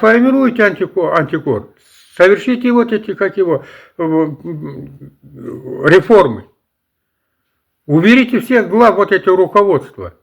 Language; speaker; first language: Russian; non-native, local second language; Kazakh